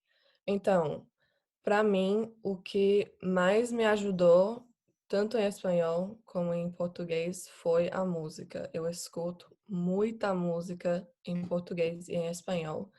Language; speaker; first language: Portuguese; non-native, fluent; English